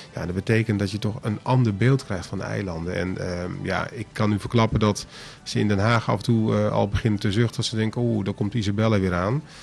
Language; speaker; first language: Dutch; non-native, local second language; Papiamento